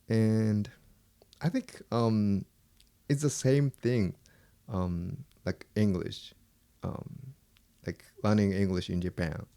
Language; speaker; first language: English; non-native, fluent; Japanese